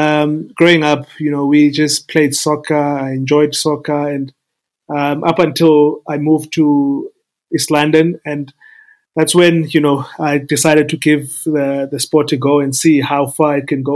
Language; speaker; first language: English; non-native, local second language; Xhosa